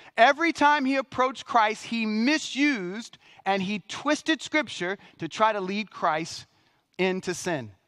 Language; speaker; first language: English; native; English